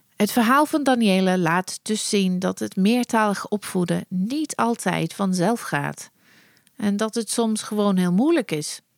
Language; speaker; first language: Dutch; non-native, fluent; English